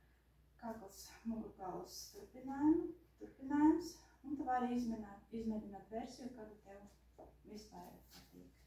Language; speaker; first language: Latvian; non-native, learner; Russian